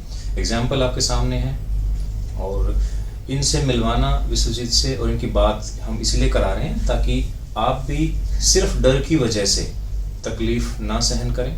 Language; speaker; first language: Hindi; native; Hindi